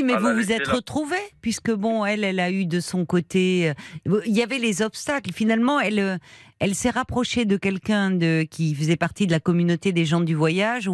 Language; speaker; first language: French; native; French